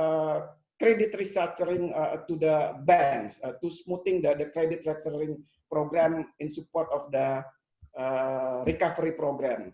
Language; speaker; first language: English; non-native, fluent; Indonesian